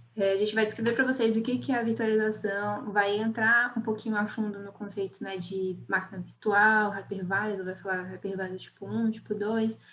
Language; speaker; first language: Portuguese; native; Portuguese